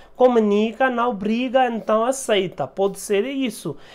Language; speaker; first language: Portuguese; non-native, learner; Hindi